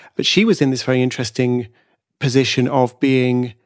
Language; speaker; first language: English; native; English